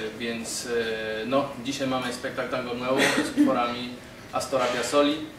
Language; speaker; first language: Polish; non-native, fluent; Spanish